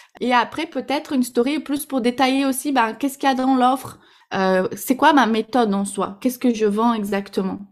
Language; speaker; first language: French; non-native, fluent; Portuguese